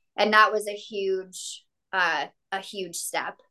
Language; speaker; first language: English; native; English